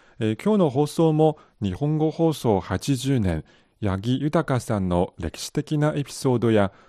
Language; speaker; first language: Japanese; non-native, fluent; Chinese